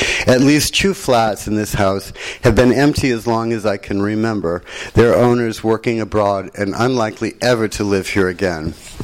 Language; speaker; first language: English; native; English